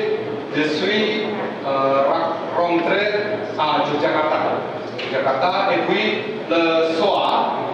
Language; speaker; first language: French; non-native, learner; Indonesian